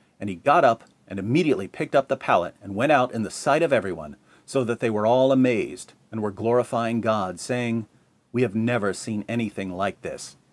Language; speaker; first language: English; native; English